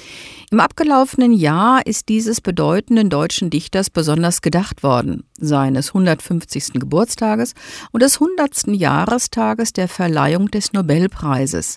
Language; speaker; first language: German; native; German